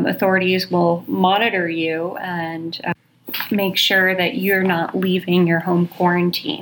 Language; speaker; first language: English; native; English